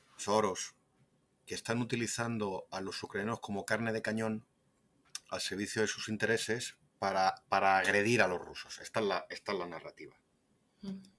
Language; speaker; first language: Spanish; native; Spanish